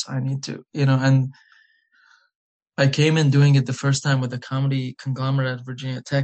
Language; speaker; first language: English; non-native, fluent; Arabic